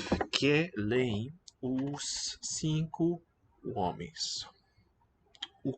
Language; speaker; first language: Portuguese; non-native, learner; English